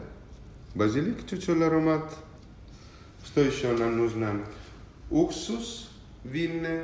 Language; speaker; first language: Russian; non-native, learner; Italian